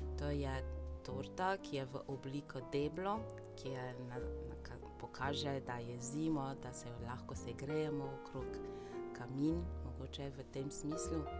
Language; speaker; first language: Slovenian; non-native, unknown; French